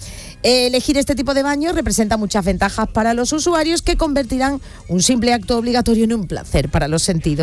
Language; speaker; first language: Spanish; native; Spanish